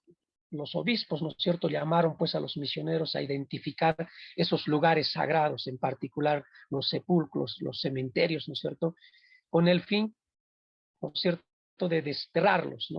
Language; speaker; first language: Spanish; non-native, local second language; Quechua